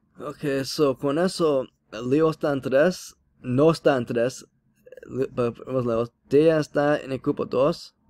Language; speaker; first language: Spanish; non-native, learner; English